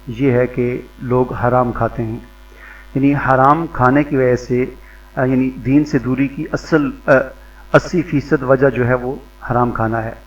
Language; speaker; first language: Urdu; native; Urdu